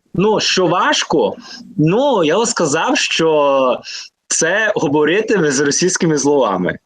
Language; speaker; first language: Ukrainian; non-native, learner; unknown